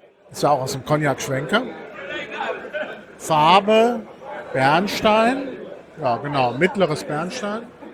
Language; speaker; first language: German; native; German